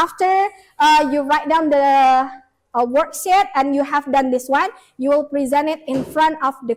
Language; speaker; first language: English; non-native, fluent; Indonesian